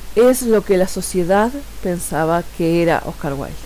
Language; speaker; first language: Spanish; native; Spanish